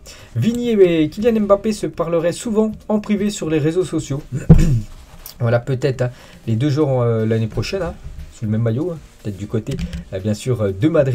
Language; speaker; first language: French; native; French